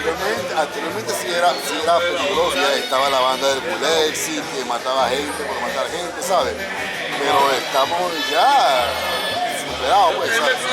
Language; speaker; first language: Spanish; native; Spanish